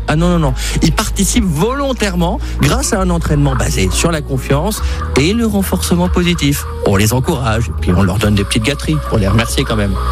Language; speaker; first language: French; native; French